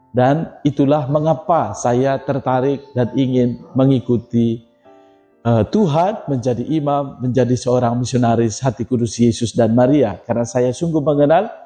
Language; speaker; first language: Indonesian; native; Indonesian